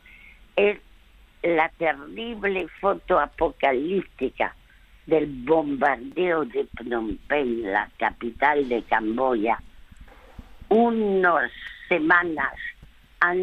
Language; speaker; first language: Spanish; early bilingual, other home language; French